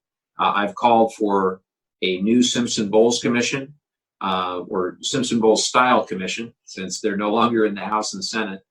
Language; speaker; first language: English; native; English